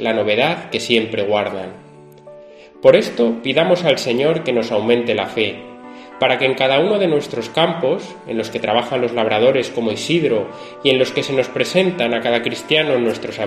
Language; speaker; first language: Spanish; native; Spanish